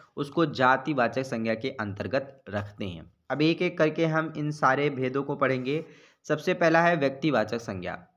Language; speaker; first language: Hindi; native; Hindi